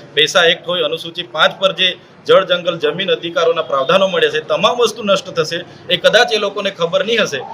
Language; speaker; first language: Gujarati; non-native, local second language; Vasavi